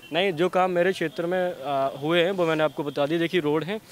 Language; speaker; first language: Hindi; native; Hindi